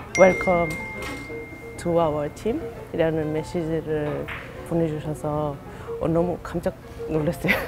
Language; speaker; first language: Korean; non-native, fluent; Japanese